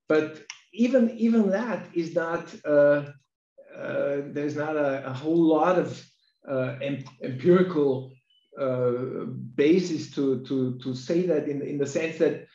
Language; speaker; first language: English; non-native, fluent; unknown